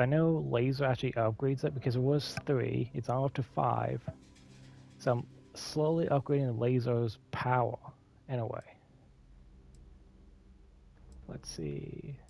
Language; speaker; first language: English; native; English